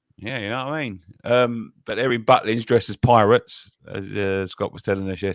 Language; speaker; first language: English; native; English